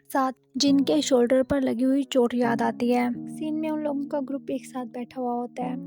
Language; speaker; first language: Hindi; native; Hindi